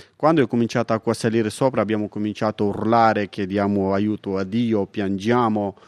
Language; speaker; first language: Italian; non-native, fluent; Persian